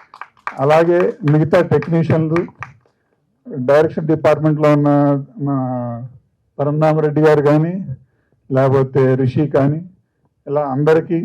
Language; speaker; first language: Telugu; native; Telugu